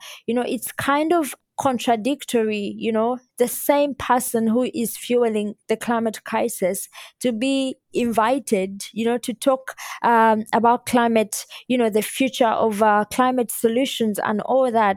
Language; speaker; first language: English; non-native, local second language; Ganda